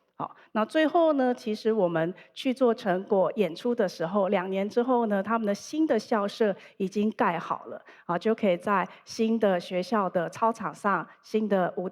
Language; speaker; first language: Chinese; native; Chinese